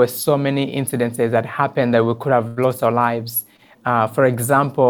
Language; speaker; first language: English; non-native, local second language; Kinyarwanda